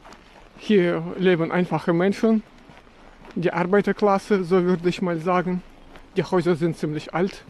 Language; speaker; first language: German; non-native, fluent; Russian